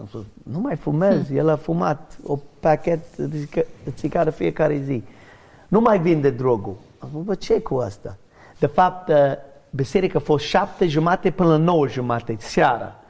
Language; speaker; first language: Romanian; non-native, fluent; English